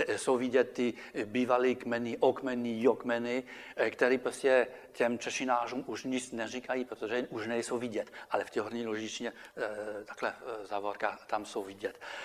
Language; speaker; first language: Czech; non-native, fluent; French